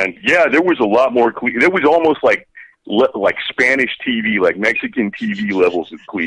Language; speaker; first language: English; native; English